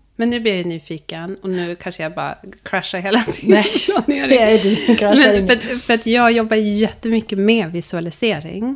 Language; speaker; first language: Swedish; native; Swedish